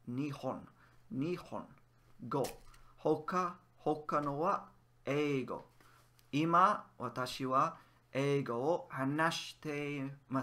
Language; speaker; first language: Japanese; non-native, learner; English